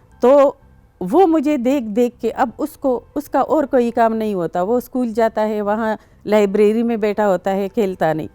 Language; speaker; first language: Urdu; non-native, local second language; Pashto